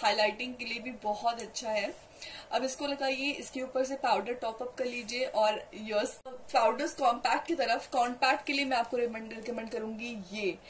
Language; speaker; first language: Hindi; native; Hindi